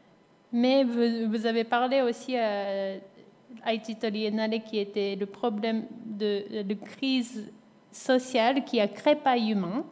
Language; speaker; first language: French; non-native, fluent; Japanese